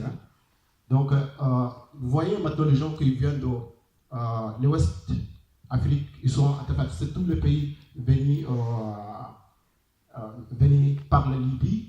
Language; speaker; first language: French; non-native, learner; Arabic